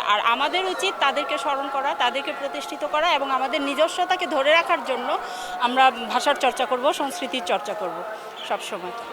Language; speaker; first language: Bangla; non-native, local second language; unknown